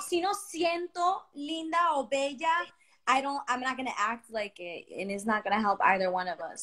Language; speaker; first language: English; early bilingual, other home language; Spanish